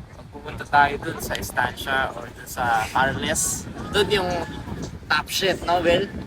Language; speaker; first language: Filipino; non-native, local second language; Hiligaynon